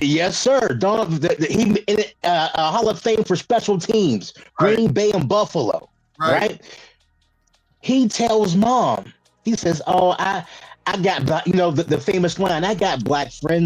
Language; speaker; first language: English; native; English